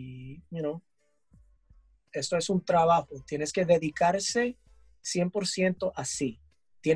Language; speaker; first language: Spanish; early bilingual, heritage; English